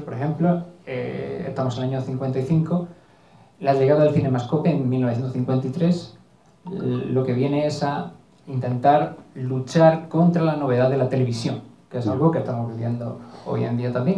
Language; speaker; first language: Spanish; native; Spanish